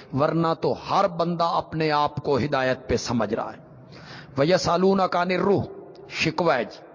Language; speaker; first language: Urdu; non-native, local second language; Punjabi